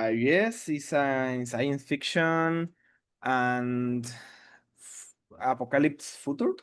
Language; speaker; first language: English; non-native, learner; Spanish